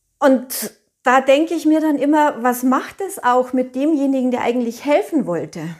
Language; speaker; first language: German; native; German